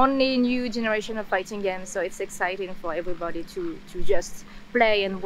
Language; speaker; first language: English; non-native, fluent; French